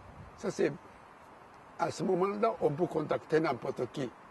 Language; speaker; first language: French; non-native, learner; Japanese